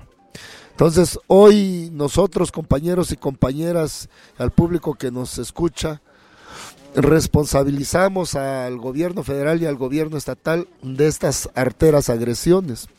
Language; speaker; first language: Spanish; native; Spanish